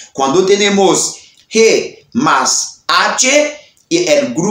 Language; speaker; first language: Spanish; non-native, learner; Haitian Creole